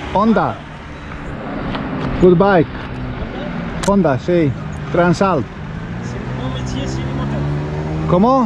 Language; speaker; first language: Spanish; non-native, fluent; Croatian